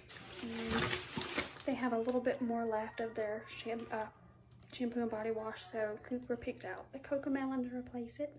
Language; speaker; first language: English; native; English